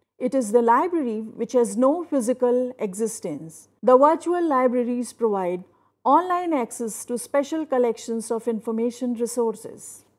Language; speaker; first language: English; non-native, local second language; Hindi